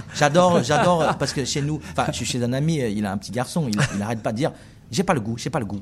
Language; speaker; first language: French; non-native, fluent; Chinese